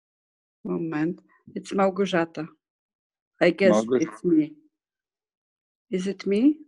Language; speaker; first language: English; non-native, fluent; Polish